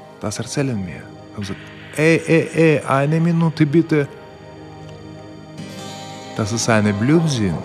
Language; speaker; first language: German; non-native, fluent; Russian